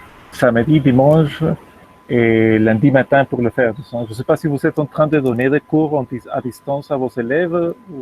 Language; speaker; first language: French; non-native, fluent; Spanish